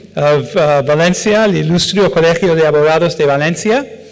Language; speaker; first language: English; native; English